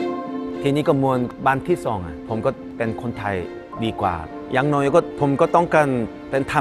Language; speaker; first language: Thai; non-native, fluent; Korean